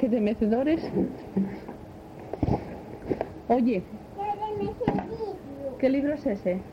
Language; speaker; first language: Spanish; native; Spanish